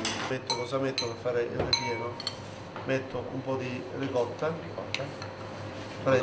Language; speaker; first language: Italian; native; Italian